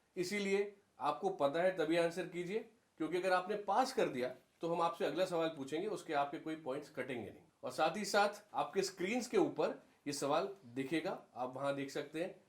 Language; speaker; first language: Hindi; native; Hindi